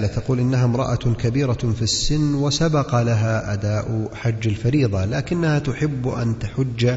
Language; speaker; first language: Arabic; native; Arabic